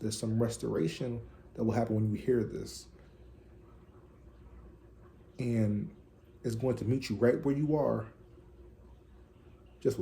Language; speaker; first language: English; native; English